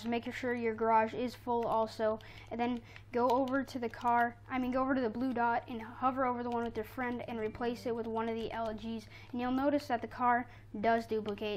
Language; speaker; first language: English; native; English